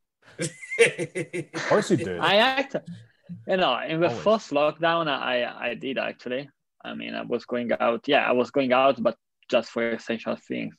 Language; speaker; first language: English; non-native, fluent; Italian